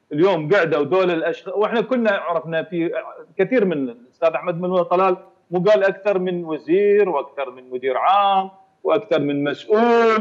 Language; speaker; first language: Arabic; native; Arabic